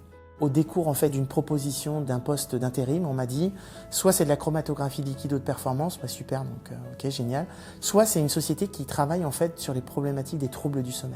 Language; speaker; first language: French; native; French